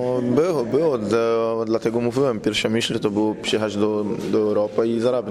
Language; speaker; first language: Polish; non-native, fluent; Portuguese